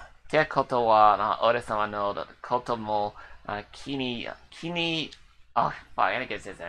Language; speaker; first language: English; native; English